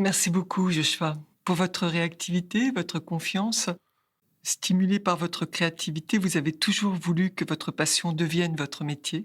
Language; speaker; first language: French; native; French